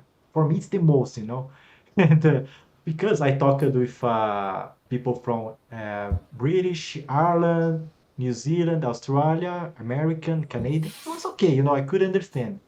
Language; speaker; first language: English; non-native, fluent; Portuguese